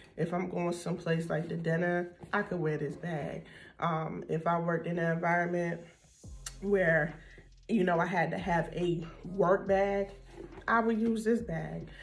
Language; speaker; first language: English; native; English